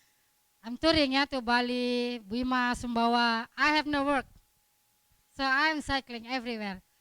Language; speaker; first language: English; non-native, learner; Indonesian